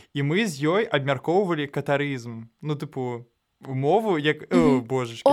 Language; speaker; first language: Belarusian; non-native, local second language; Russian